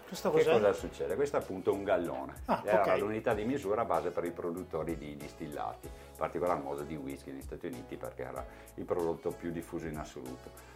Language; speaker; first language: Italian; native; Italian